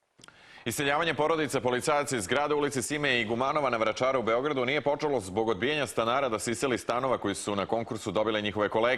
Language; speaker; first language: Serbian; native; Serbian